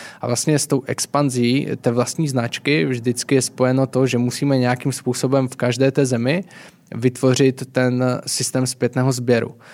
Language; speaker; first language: Czech; native; Czech